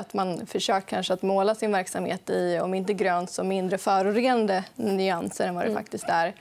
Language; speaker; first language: Swedish; native; Swedish